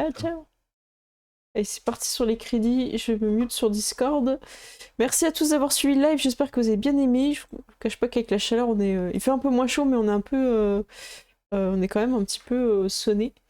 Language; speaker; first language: French; native; French